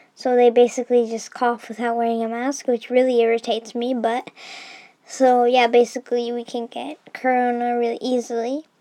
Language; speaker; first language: English; early bilingual, heritage; English